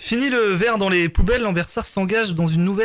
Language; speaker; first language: French; native; French